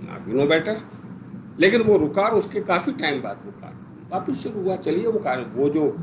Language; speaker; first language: Hindi; native; Hindi